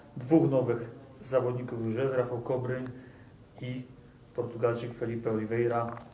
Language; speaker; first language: Polish; native; Polish